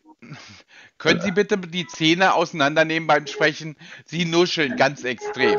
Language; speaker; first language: German; native; German